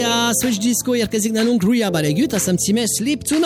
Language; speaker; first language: Hungarian; non-native, fluent; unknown